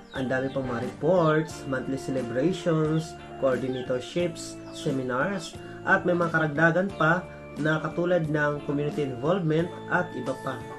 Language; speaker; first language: Filipino; non-native, local second language; Waray